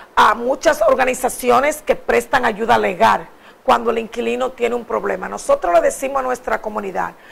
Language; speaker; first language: Spanish; native; Spanish